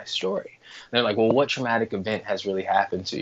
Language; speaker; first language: English; native; English